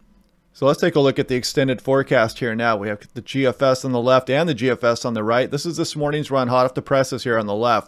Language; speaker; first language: English; native; English